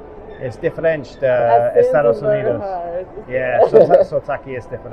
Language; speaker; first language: Portuguese; non-native, learner; English